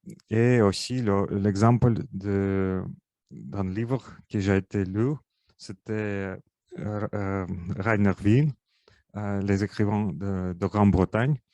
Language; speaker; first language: French; non-native, learner; Russian